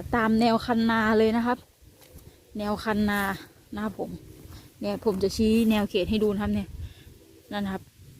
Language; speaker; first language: Thai; native; Thai